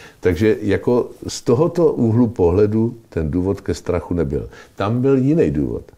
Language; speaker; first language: Czech; native; Czech